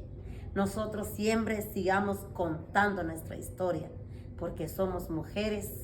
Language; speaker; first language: Spanish; non-native, local second language; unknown